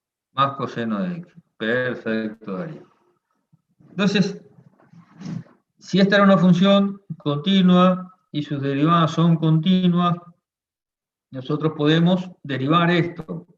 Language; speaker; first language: Spanish; native; Spanish